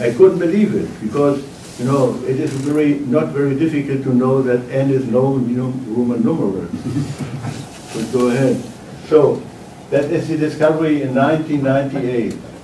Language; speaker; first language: English; non-native, fluent; German